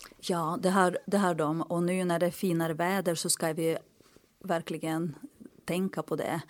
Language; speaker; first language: Swedish; non-native, fluent; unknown